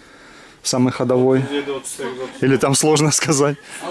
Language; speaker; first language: Russian; native; Russian